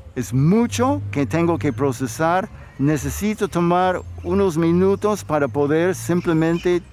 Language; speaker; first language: Spanish; non-native, fluent; English